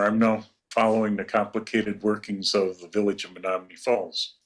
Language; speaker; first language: English; native; English